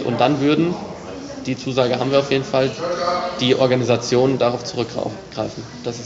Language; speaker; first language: German; native; German